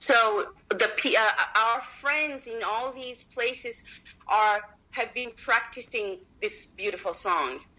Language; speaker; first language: English; non-native, fluent; Japanese